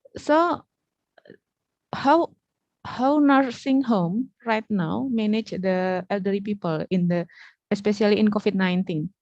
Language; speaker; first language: English; non-native, learner; Indonesian